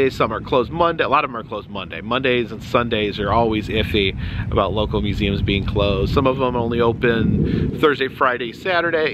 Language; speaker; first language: English; native; English